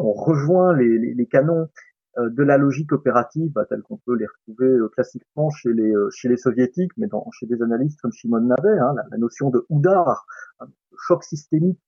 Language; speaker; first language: French; native; French